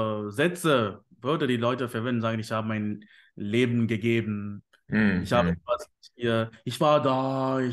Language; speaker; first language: German; non-native, fluent; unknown